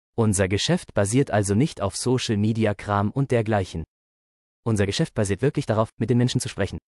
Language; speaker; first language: German; native; German